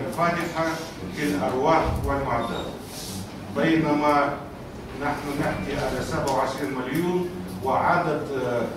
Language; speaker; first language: Arabic; non-native, fluent; Russian